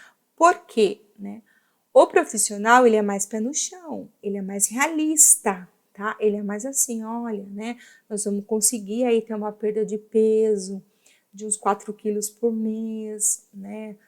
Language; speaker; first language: Portuguese; native; Portuguese